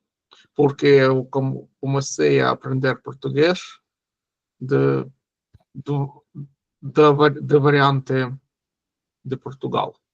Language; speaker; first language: Portuguese; non-native, learner; Russian